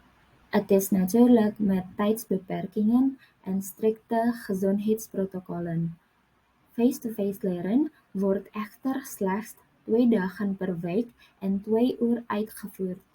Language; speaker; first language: Dutch; non-native, learner; Indonesian